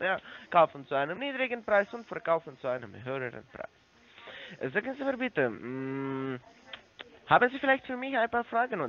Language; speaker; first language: German; non-native, learner; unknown